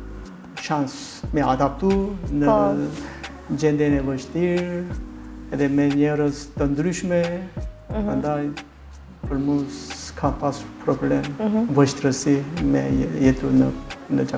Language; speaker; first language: Albanian; non-native, learner; Korean